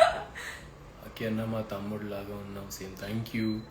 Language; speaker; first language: Telugu; native; Telugu